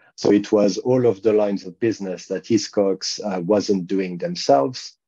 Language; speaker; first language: English; non-native, fluent; French